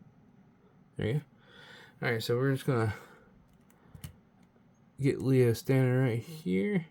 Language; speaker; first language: English; native; English